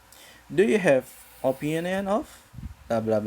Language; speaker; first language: English; non-native, fluent; Indonesian